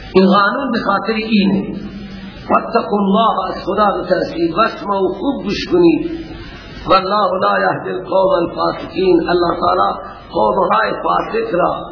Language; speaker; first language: Persian; non-native, local second language; Baluchi